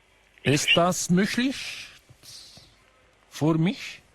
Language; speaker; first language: German; non-native, learner; Icelandic